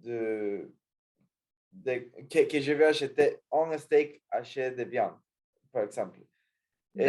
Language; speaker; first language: French; non-native, learner; Spanish